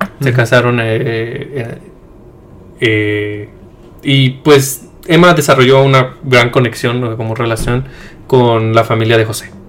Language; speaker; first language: Spanish; early bilingual, heritage; Spanish